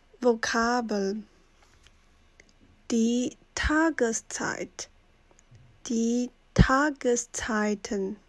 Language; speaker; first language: German; non-native, fluent; Chinese